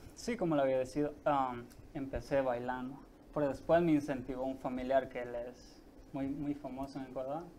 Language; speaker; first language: Spanish; native; Spanish